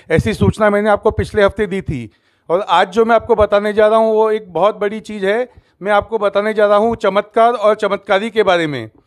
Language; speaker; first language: Hindi; native; Hindi